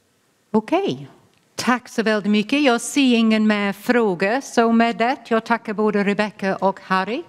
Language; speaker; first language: Swedish; non-native, fluent; English